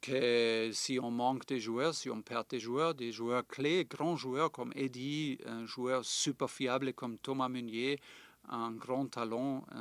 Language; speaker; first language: French; non-native, fluent; German